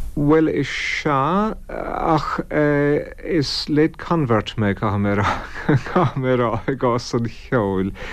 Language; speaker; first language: Irish; non-native, local second language; English